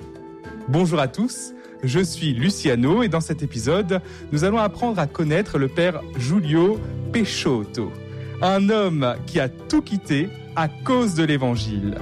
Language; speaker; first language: French; native; French